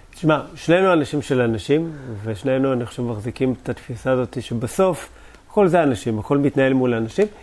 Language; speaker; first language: Hebrew; native; Hebrew